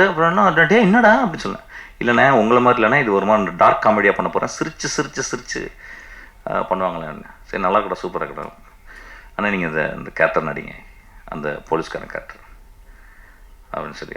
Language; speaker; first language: Tamil; native; Tamil